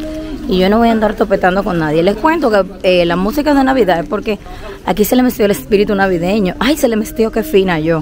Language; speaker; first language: Spanish; native; Spanish